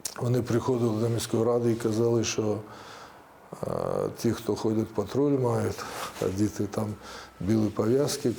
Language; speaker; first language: Ukrainian; non-native, local second language; Russian